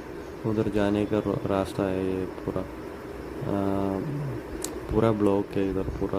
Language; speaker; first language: Hindi; non-native, local second language; Malayalam